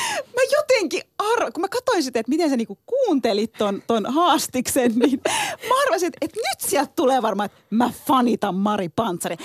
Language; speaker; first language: Finnish; early bilingual, other home language; Turkish